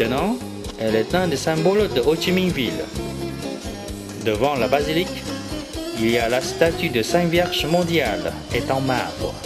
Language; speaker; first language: French; non-native, fluent; Vietnamese